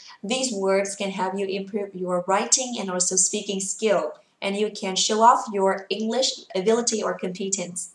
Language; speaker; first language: English; non-native, fluent; Vietnamese